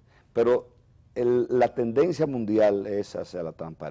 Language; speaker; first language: Spanish; native; Spanish